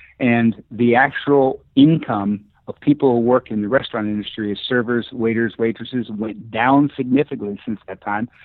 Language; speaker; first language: English; native; English